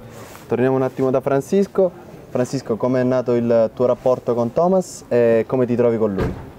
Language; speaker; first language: Italian; native; Italian